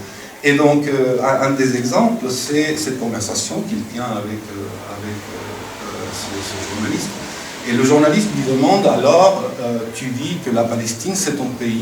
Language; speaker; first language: French; non-native, fluent; Spanish